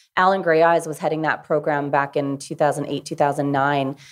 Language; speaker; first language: English; native; English